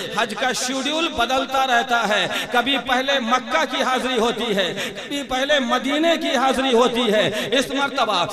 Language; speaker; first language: Urdu; native; Urdu